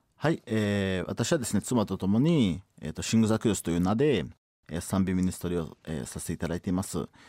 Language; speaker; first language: Japanese; early bilingual, other home language; Portuguese